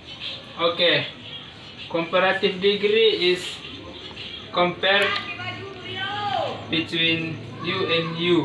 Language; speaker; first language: English; non-native, learner; Indonesian